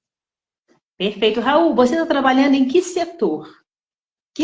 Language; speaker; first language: Portuguese; native; Portuguese